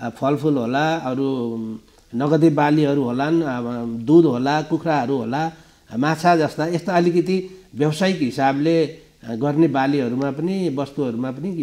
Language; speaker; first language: Nepali; native; Nepali